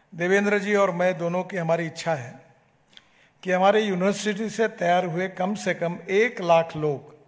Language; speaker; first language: Hindi; non-native, local second language; Marathi